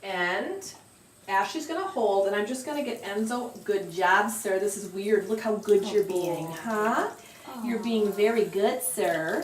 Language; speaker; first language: English; native; English